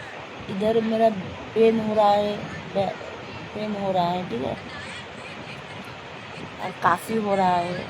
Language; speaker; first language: Hindi; non-native, local second language; Bangla